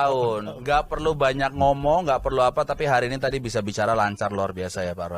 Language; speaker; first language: Indonesian; native; Indonesian